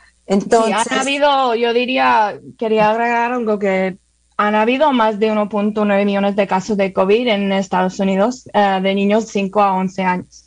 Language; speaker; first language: Spanish; early bilingual, heritage; Spanish